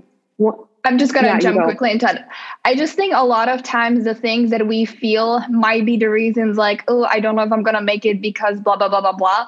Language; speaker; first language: English; non-native, fluent; Czech